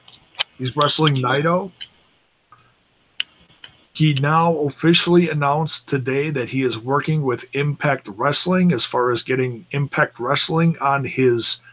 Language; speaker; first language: English; native; English